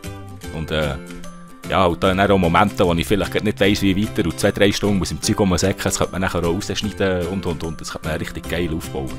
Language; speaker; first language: German; native; German